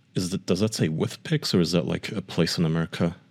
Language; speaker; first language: English; non-native, fluent; German